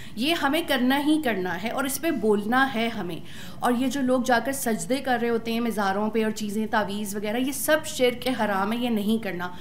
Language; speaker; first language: Urdu; native; Urdu